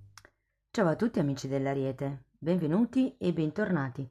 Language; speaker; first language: Italian; native; Italian